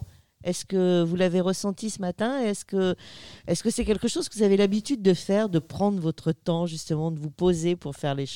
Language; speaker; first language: French; native; French